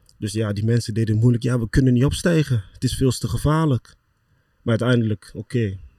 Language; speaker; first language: Dutch; early bilingual, other home language; Lingala